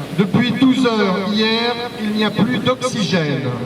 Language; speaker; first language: French; native; French